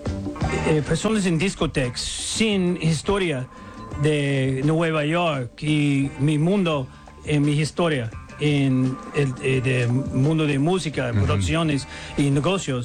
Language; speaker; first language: Spanish; non-native, learner; English